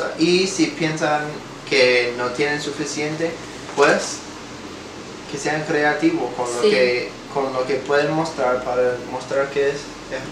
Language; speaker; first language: Spanish; non-native, fluent; English